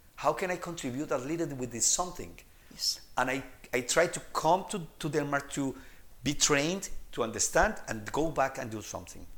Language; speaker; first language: English; non-native, fluent; Spanish